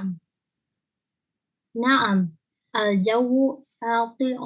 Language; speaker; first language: Arabic; non-native, learner; Indonesian